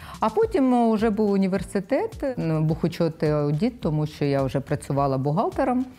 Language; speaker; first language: Ukrainian; non-native, local second language; Russian